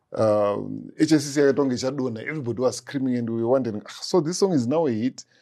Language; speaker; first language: English; non-native, local second language; Shona